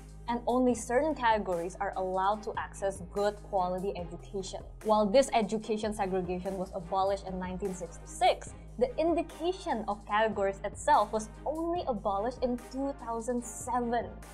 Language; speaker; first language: English; early bilingual, other home language; Indonesian